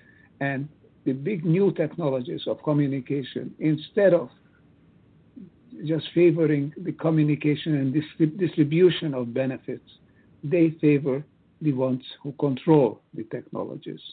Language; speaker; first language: English; non-native, fluent; Hungarian